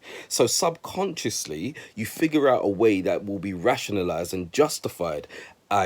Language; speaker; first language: English; native; English